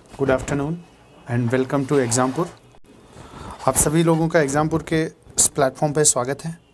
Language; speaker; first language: Hindi; native; Hindi